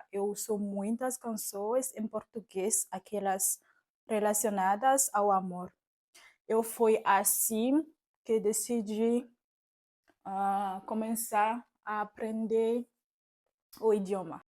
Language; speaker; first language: Portuguese; non-native, learner; Fon